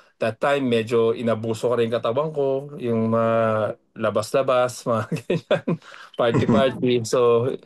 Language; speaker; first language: Filipino; native; Filipino